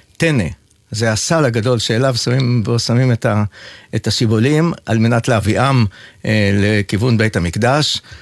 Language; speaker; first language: Hebrew; native; Hebrew